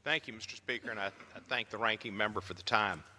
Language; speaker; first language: English; native; English